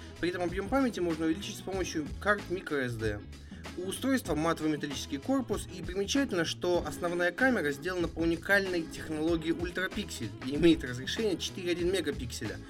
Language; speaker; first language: Russian; native; Russian